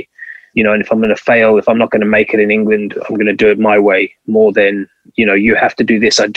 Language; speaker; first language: English; native; English